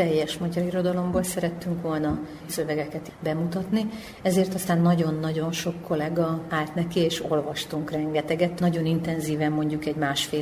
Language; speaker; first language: Hungarian; native; Hungarian